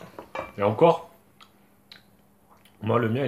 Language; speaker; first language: French; native; French